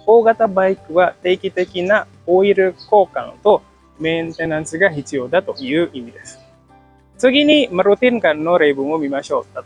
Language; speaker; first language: Japanese; non-native, fluent; Indonesian